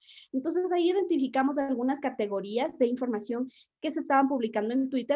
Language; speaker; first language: Spanish; native; Spanish